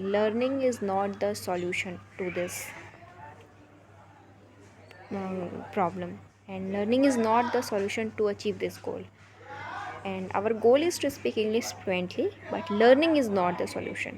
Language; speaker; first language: English; non-native, local second language; Hindi